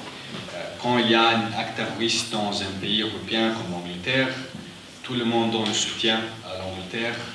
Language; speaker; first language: French; non-native, fluent; Arabic